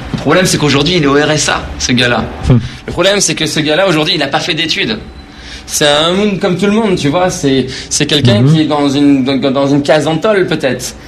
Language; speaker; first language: French; non-native, fluent; Persian